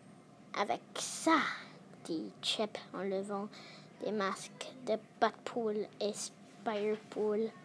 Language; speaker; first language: French; non-native, learner; English